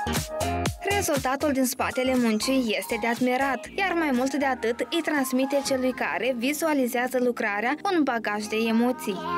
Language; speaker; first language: Romanian; native; Romanian